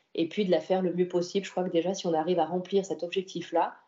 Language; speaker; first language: French; native; French